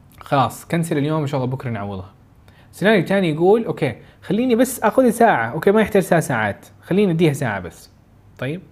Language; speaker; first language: Arabic; native; Arabic